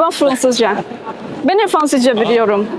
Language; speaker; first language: Turkish; non-native, learner; Chinese